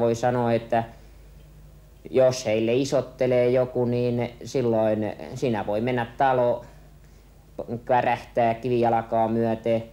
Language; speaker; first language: Finnish; native; Finnish